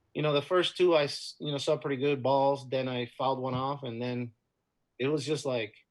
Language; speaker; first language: English; non-native, fluent; Spanish